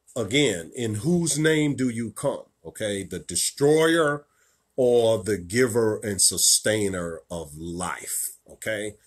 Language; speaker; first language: English; native; English